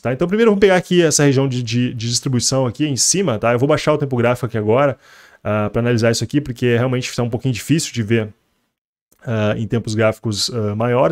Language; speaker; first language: Portuguese; native; Portuguese